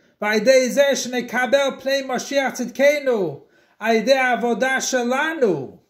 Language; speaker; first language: Hebrew; non-native, fluent; English